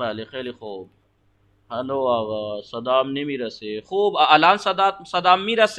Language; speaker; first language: Persian; non-native, fluent; Urdu